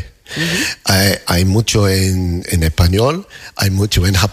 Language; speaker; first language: Spanish; non-native, learner; English